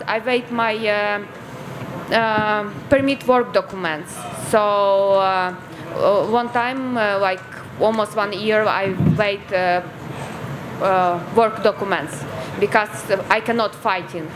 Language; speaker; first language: English; non-native, learner; Ukrainian